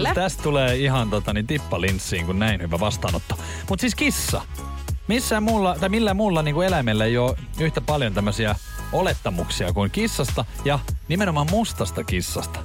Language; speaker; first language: Finnish; native; Finnish